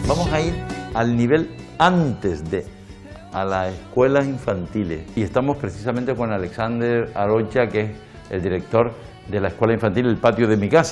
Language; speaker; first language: Spanish; native; Spanish